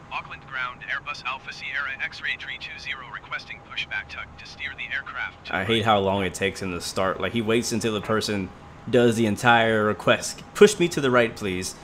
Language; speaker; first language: English; native; English